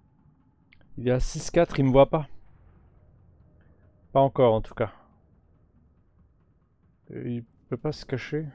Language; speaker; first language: French; native; French